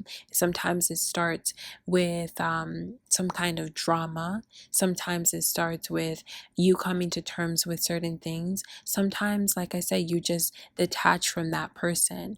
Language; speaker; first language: English; early bilingual, other home language; Spanish